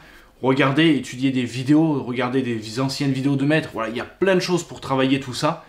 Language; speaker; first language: French; native; French